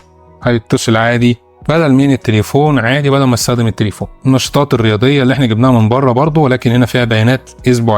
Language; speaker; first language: Arabic; native; Arabic